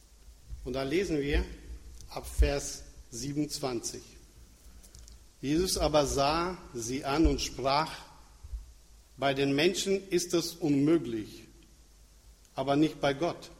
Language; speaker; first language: German; non-native, fluent; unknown